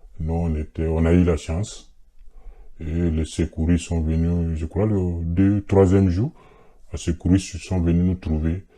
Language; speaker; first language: French; non-native, local second language; Bambara